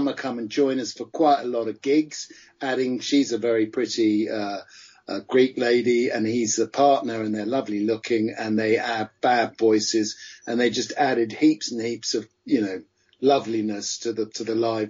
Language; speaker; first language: English; native; English